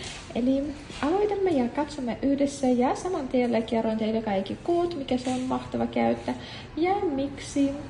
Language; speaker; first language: Finnish; non-native, fluent; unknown